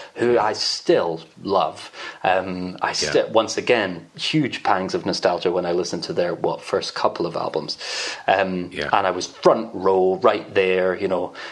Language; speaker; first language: English; native; English